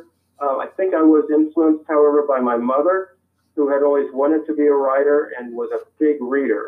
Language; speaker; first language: English; native; English